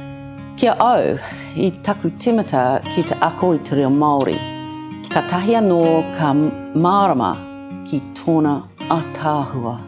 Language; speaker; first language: Māori; non-native, learner; English